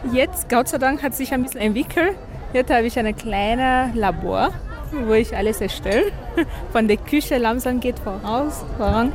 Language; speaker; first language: German; non-native, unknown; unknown